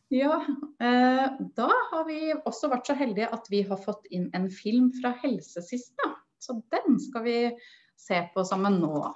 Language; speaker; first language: Norwegian; native; Norwegian